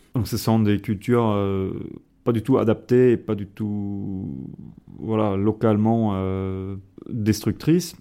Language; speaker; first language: French; non-native, fluent; German